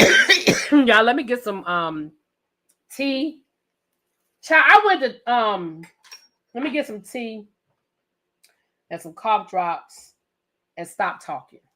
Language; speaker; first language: English; native; English